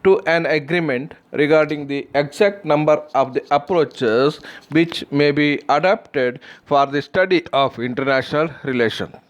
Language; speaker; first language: English; non-native, local second language; Kannada